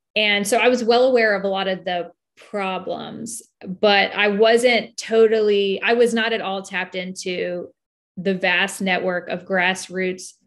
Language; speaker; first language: English; native; English